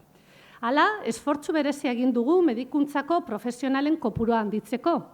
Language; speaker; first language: Basque; native; Basque